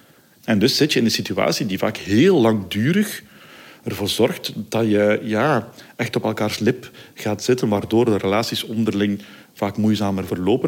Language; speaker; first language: Dutch; native; Dutch